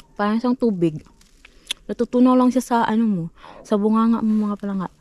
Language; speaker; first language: Filipino; non-native, local second language; Hiligaynon